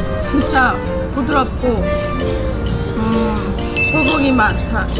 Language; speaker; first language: Korean; non-native, fluent; Portuguese